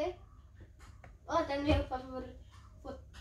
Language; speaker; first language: English; non-native, learner; Indonesian